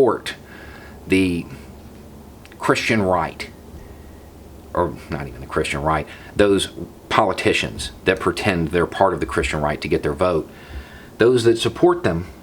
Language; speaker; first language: English; native; English